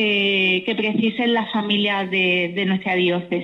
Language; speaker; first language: Spanish; native; Spanish